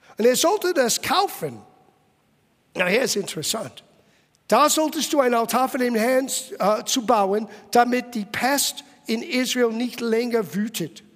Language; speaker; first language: German; non-native, fluent; English